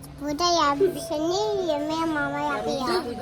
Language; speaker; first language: Turkish; early bilingual, heritage; Turkish